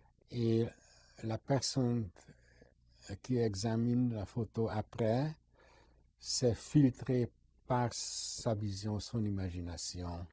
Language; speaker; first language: French; non-native, fluent; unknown